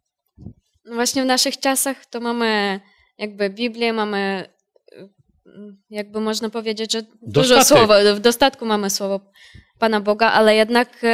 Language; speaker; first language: Polish; non-native, learner; Ukrainian